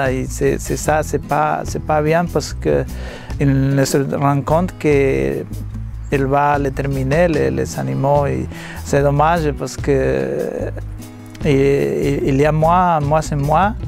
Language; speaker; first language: French; non-native, learner; Spanish